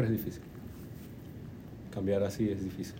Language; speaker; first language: Spanish; native; Spanish